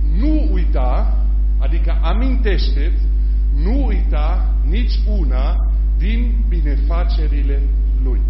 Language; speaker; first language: Romanian; non-native, fluent; German